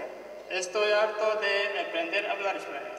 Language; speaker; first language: Spanish; non-native, learner; Bangla